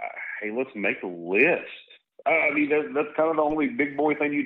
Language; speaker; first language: English; native; English